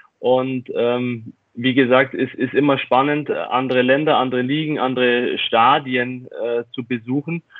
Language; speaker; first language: German; native; German